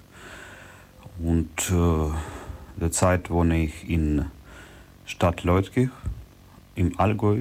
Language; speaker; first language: German; non-native, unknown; Russian